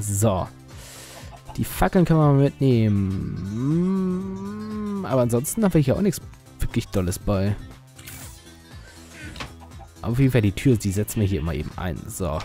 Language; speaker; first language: German; native; German